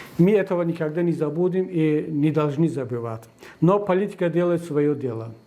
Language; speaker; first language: Russian; non-native, local second language; Tajik